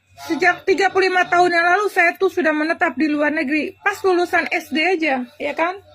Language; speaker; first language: Indonesian; native; Indonesian